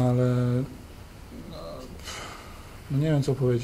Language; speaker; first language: Polish; non-native, learner; Serbian